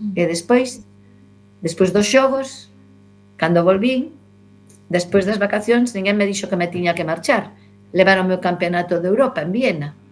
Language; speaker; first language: Galician; non-native, local second language; Spanish